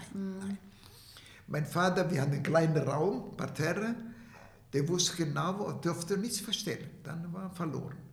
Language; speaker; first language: German; non-native, fluent; Italian